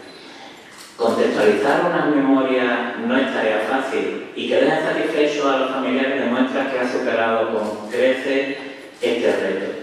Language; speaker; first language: Spanish; native; Spanish